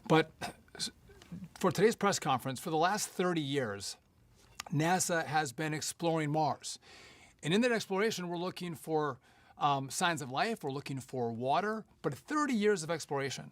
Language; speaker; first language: English; native; English